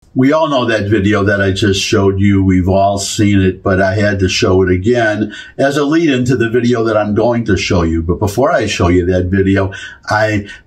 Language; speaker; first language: English; native; English